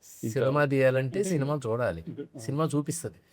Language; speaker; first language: Telugu; native; Telugu